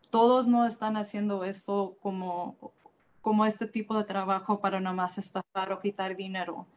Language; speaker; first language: Spanish; early bilingual, heritage; Spanish